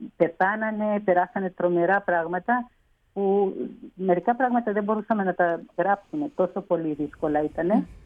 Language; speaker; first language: Greek; native; Greek